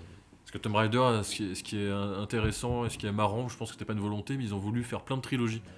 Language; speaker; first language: French; native; French